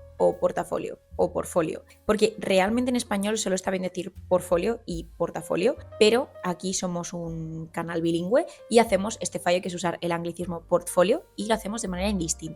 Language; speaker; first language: Spanish; native; Spanish